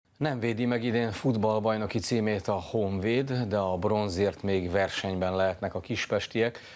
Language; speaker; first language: Hungarian; native; Hungarian